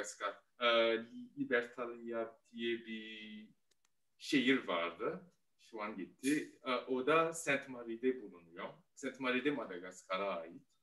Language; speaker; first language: Turkish; non-native, fluent; Malagasy